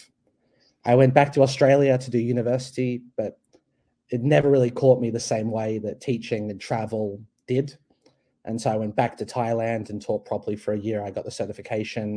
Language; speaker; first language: English; native; English